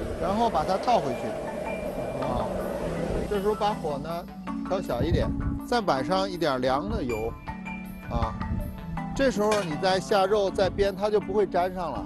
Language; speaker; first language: Chinese; native; Chinese